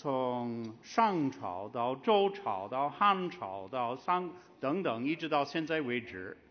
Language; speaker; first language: Chinese; non-native, fluent; English